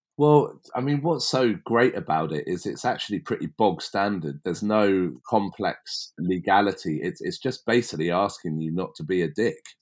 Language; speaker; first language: English; native; English